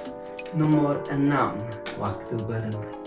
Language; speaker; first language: Indonesian; non-native, fluent; German